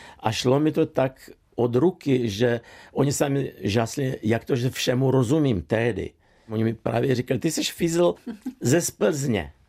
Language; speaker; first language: Czech; non-native, fluent; Russian